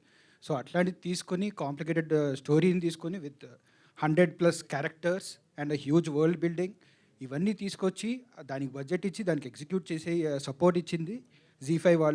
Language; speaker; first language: Telugu; native; Telugu